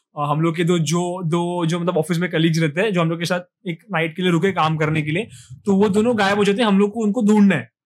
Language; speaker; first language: Hindi; non-native, local second language; Marathi